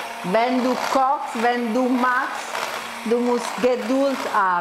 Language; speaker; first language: German; non-native, fluent; Italian